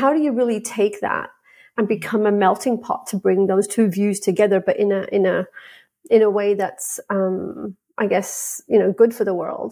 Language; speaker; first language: English; native; English